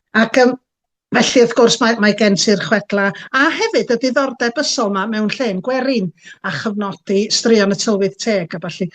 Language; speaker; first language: Welsh; native; Welsh